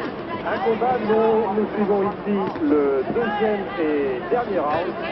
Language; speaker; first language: French; native; French